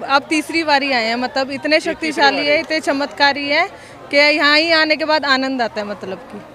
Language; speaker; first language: Hindi; native; Hindi